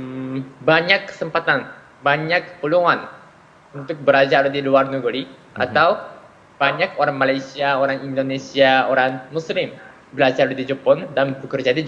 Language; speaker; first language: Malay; non-native, fluent; Japanese